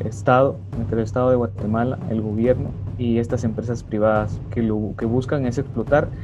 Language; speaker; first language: Spanish; native; Spanish